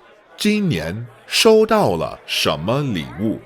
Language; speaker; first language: Chinese; non-native, fluent; English